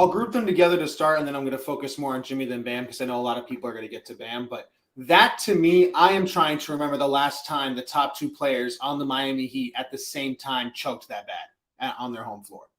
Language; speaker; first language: English; native; English